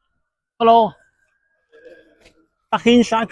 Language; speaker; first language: Welsh; non-native, learner; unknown